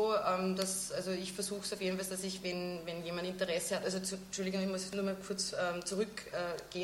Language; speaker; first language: German; native; German